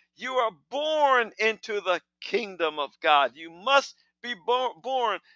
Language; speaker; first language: English; native; English